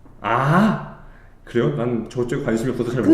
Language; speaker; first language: Korean; native; Korean